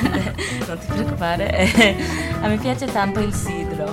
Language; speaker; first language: Italian; non-native, fluent; English